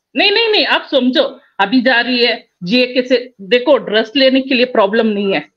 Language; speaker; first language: Hindi; non-native, local second language; Kannada